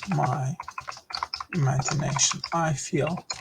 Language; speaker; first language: English; non-native, fluent; Turkish